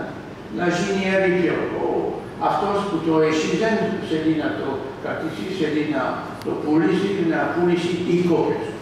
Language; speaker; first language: Greek; non-native, learner; French